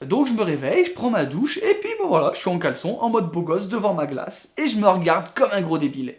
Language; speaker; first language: French; native; French